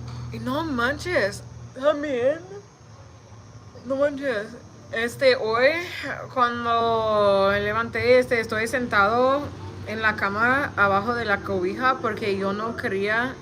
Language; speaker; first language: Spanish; non-native, learner; English